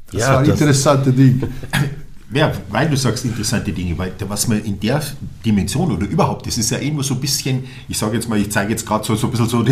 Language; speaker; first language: German; native; German